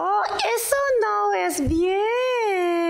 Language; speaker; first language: Spanish; non-native, learner; English